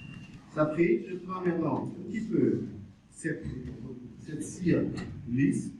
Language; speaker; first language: French; non-native, learner; German